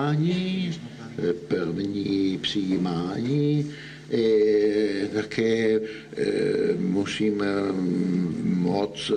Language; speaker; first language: Czech; non-native, learner; Italian